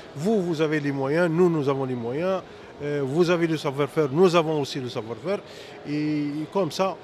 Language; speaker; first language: French; non-native, local second language; Arabic